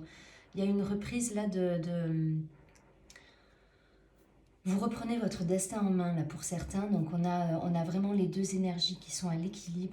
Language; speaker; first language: French; native; French